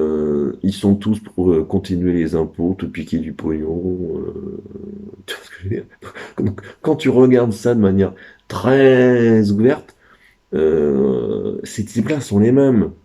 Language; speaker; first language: French; native; French